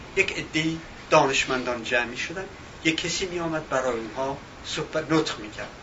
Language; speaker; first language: Persian; native; Persian